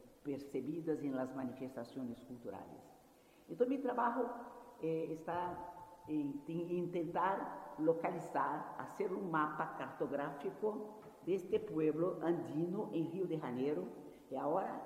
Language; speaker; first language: Spanish; non-native, fluent; Portuguese